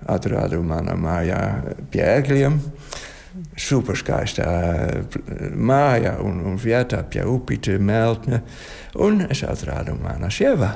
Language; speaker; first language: Latvian; non-native, learner; Dutch